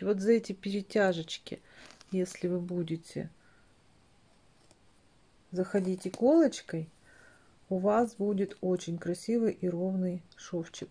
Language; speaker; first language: Russian; native; Russian